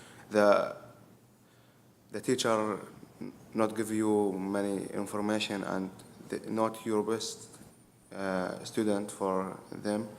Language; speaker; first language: English; non-native, learner; Arabic